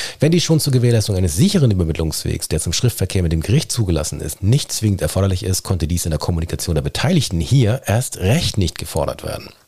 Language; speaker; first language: German; native; German